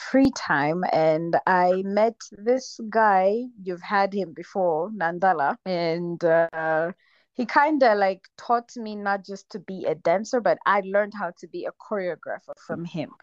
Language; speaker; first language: English; non-native, local second language; Kinyarwanda